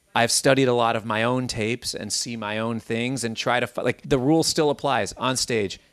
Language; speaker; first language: English; native; English